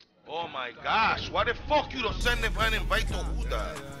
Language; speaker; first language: English; early bilingual, other home language; Spanish